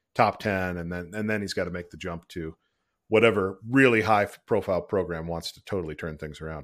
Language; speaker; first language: English; native; English